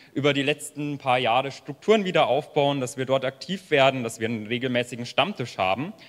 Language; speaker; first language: German; native; German